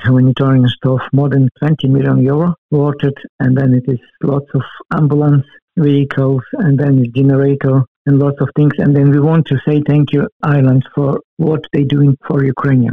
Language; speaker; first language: English; non-native, learner; Ukrainian